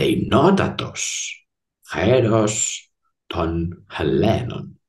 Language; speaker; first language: Greek; non-native, fluent; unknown